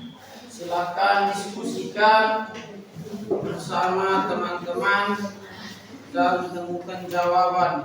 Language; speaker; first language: Indonesian; native; Indonesian